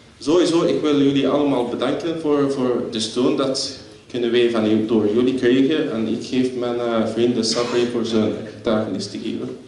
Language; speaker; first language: Dutch; non-native, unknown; Arabic